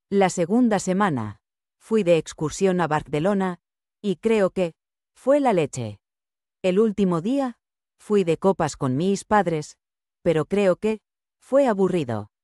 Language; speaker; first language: Spanish; non-native, learner; English